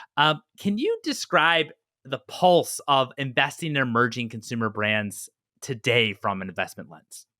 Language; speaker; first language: English; native; English